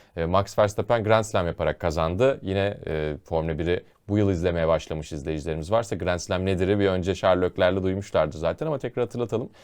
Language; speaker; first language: Turkish; native; Turkish